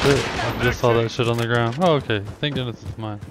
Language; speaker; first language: English; native; English